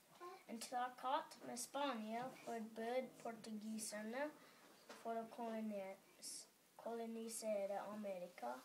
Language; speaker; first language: Norwegian; early bilingual, other home language; English